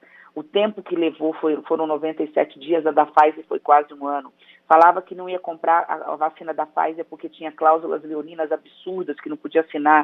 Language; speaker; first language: Portuguese; native; Portuguese